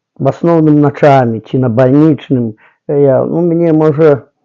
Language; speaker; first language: Belarusian; native; Belarusian